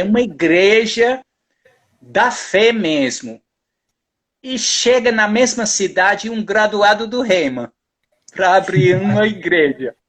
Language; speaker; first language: Portuguese; non-native, fluent; English